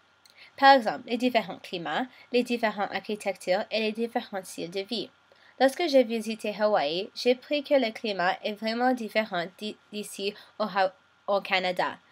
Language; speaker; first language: French; non-native, local second language; English